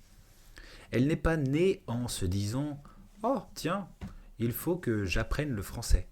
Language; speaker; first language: French; native; French